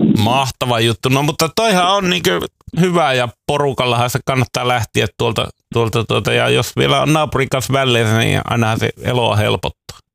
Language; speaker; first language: Finnish; native; Finnish